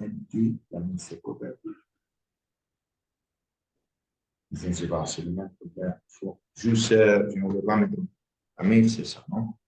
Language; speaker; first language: French; non-native, fluent; Italian